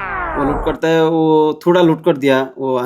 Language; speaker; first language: Hindi; non-native, learner; Bangla